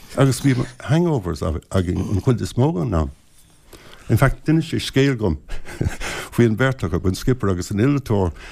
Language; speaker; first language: Irish; non-native, local second language; English